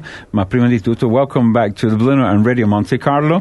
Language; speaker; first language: Italian; non-native, fluent; English